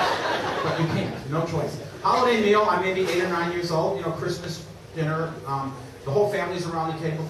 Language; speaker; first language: English; native; English